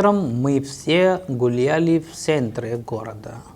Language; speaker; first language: Russian; non-native, fluent; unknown